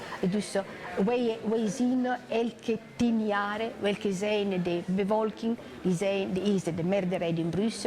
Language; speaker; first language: Dutch; non-native, learner; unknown